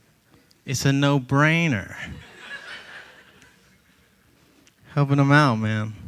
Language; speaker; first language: English; native; English